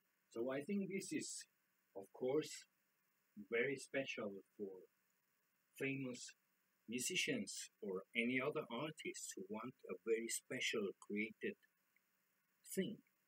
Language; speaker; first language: English; non-native, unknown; German